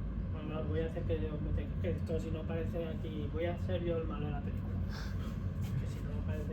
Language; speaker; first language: Spanish; native; Spanish